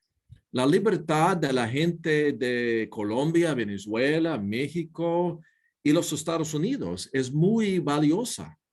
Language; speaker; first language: Spanish; non-native, learner; English